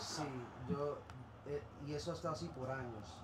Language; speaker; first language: Spanish; early bilingual, heritage; Spanish